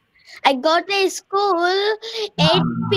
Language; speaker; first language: English; non-native, learner; Bangla